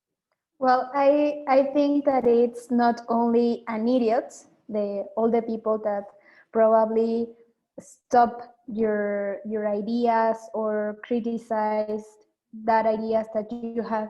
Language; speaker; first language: English; non-native, learner; Spanish